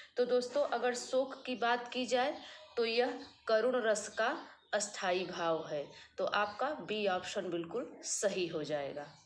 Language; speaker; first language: Hindi; native; Hindi